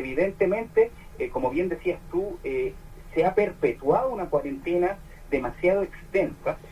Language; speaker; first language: Spanish; native; Spanish